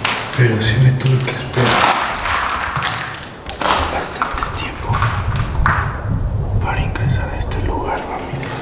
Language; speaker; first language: Spanish; native; Spanish